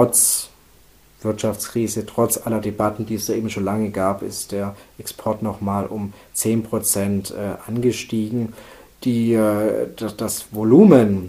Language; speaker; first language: German; native; German